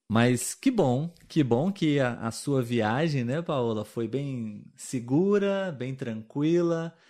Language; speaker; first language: Portuguese; native; Portuguese